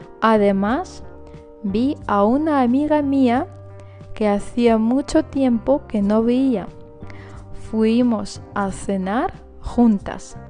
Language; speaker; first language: Spanish; non-native, fluent; Russian